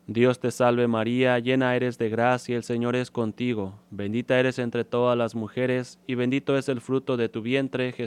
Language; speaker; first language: Spanish; native; Spanish